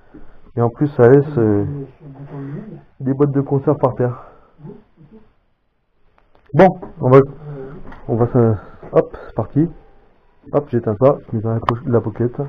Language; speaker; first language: French; native; French